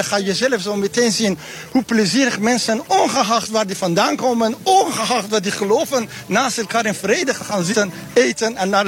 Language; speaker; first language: Dutch; non-native, learner; Persian